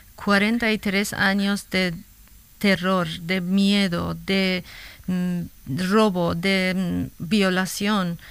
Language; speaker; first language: Spanish; non-native, fluent; Kurdish